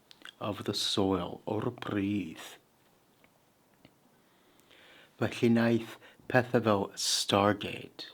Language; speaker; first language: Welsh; non-native, fluent; English